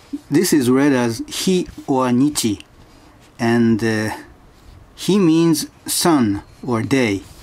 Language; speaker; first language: English; non-native, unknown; Japanese